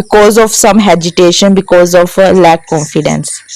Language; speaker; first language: English; non-native, learner; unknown